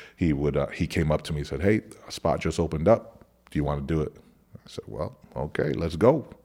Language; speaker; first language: English; early bilingual, other home language; Spanish